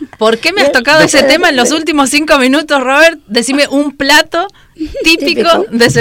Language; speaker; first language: Spanish; native; Spanish